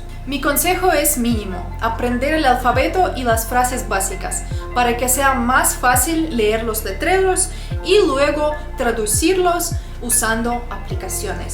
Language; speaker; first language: Spanish; non-native, fluent; Russian